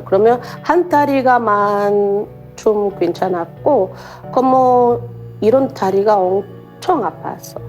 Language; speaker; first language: Korean; non-native, learner; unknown